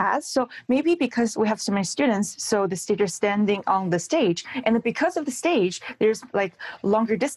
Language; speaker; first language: English; non-native, fluent; Chinese